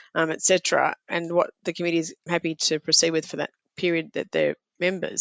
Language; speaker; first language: English; native; English